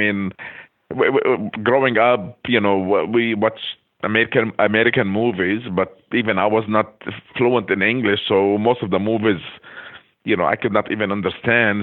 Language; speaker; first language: English; non-native, fluent; Hebrew